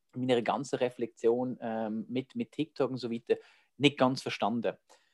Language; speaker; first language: German; native; German